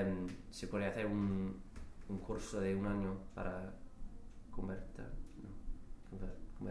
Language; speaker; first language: Spanish; non-native, fluent; English